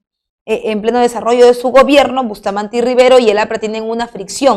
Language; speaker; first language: Spanish; native; Spanish